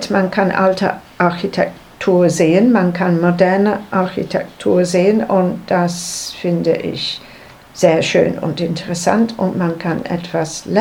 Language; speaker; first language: German; non-native, learner; English